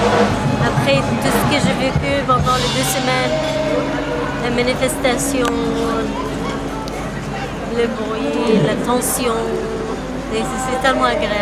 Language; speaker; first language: French; non-native, fluent; Arabic